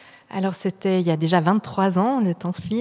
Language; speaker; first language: French; native; French